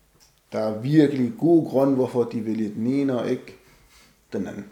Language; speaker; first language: Danish; non-native, fluent; Arabic